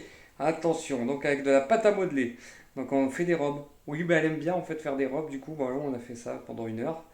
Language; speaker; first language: French; native; French